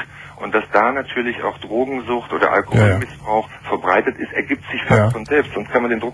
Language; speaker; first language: German; native; German